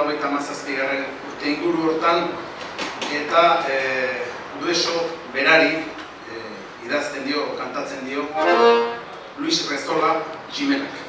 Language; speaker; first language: Basque; native; Basque